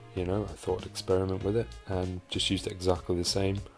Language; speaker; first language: English; native; English